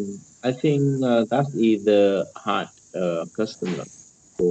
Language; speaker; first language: English; non-native, learner; Vietnamese